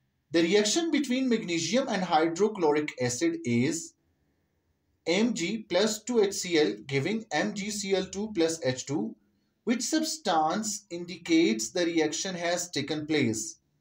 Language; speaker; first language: English; non-native, local second language; Urdu